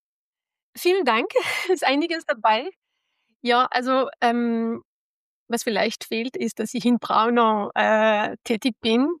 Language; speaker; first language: German; non-native, fluent; Arabic